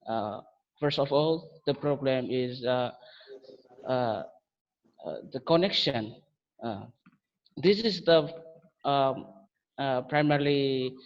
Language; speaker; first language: English; non-native, learner; Indonesian